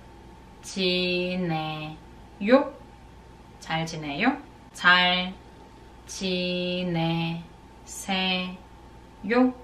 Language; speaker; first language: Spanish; non-native, fluent; Korean